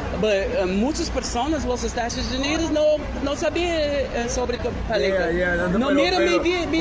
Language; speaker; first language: Portuguese; non-native, learner; English